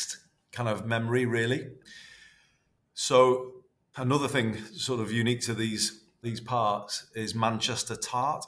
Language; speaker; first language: English; native; English